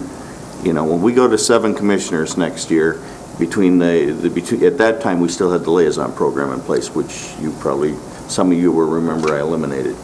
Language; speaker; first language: English; native; English